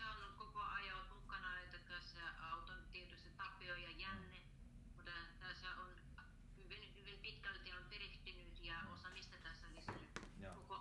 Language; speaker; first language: Finnish; non-native, learner; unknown